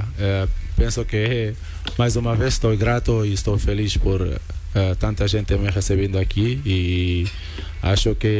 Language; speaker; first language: Spanish; non-native, learner; Portuguese